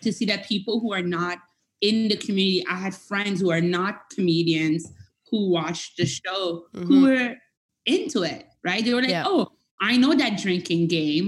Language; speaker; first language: English; non-native, fluent; French